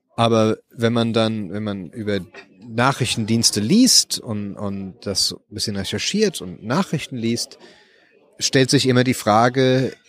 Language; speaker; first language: German; native; German